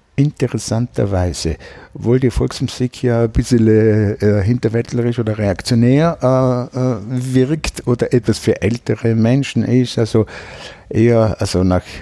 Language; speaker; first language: German; native; German